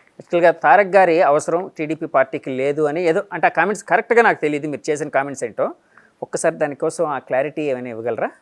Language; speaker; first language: Telugu; native; Telugu